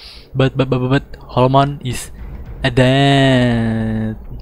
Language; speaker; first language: English; non-native, learner; Indonesian